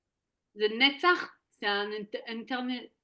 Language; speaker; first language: French; non-native, fluent; Hebrew